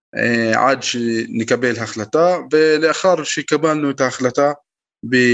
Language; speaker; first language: Hebrew; non-native, local second language; Arabic